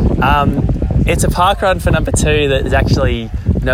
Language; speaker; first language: English; native; English